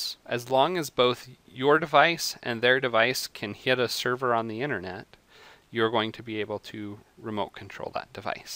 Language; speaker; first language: English; native; English